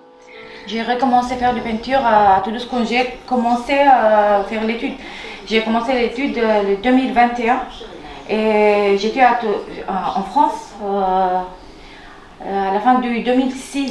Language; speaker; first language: French; non-native, learner; Armenian